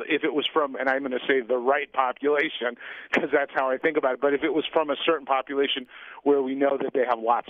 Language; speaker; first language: English; native; English